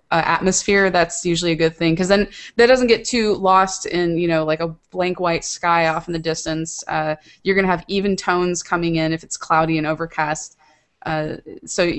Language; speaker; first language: English; native; English